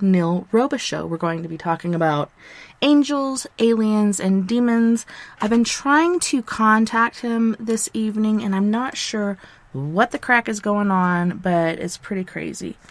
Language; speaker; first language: English; native; English